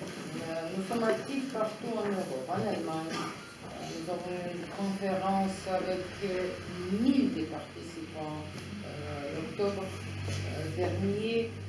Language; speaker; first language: French; non-native, fluent; Russian